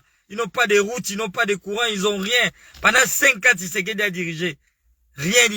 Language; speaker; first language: French; non-native, local second language; Lingala